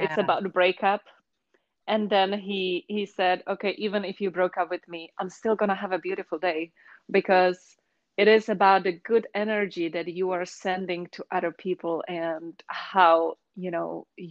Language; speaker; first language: English; non-native, fluent; Czech